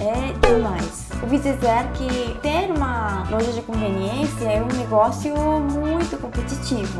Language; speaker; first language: Portuguese; non-native, fluent; Korean